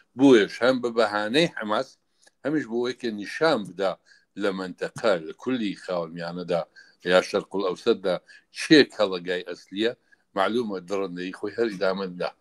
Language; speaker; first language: Central Kurdish; native; Central Kurdish